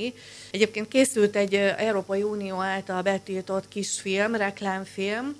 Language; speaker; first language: Hungarian; native; Hungarian